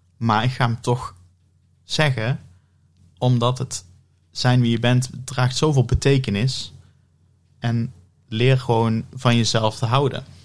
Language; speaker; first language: Dutch; native; Dutch